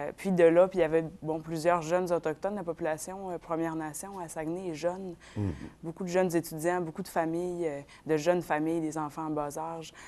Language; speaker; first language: French; non-native, local second language; Innu-aimun